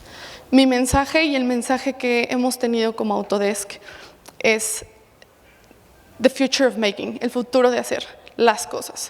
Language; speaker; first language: Spanish; native; Spanish